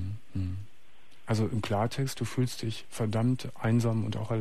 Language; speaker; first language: German; native; German